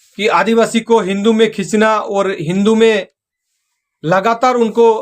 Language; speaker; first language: Hindi; non-native, local second language; Santali